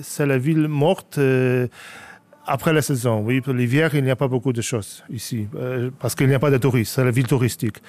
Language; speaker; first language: French; non-native, learner; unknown